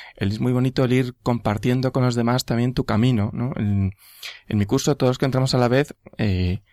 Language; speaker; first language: Spanish; native; Spanish